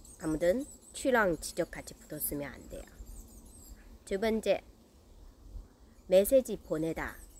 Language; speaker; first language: Korean; non-native, learner; Chinese